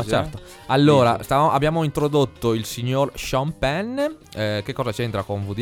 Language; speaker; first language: Italian; native; Italian